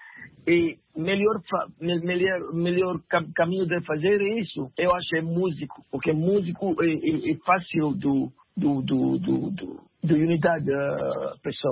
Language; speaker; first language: Portuguese; non-native, learner; French